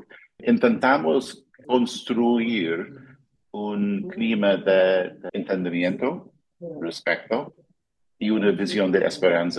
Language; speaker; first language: Spanish; non-native, fluent; English